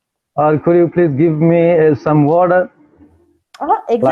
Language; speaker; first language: English; non-native, learner; Bangla